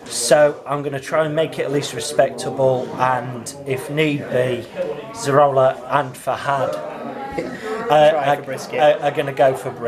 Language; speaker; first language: English; native; English